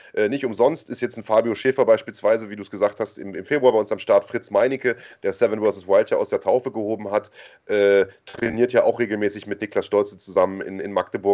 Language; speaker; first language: German; native; German